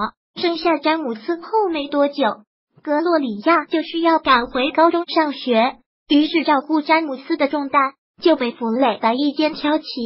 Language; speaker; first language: Chinese; native; Chinese